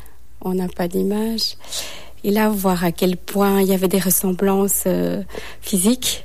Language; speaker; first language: French; native; French